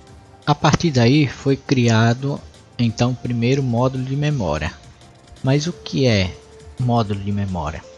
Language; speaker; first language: Portuguese; native; Portuguese